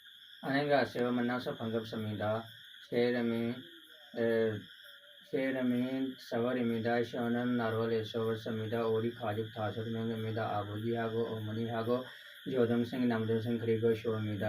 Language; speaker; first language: Korean; non-native, learner; Bangla